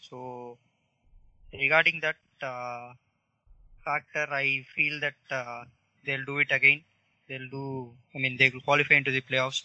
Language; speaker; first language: English; non-native, local second language; Tamil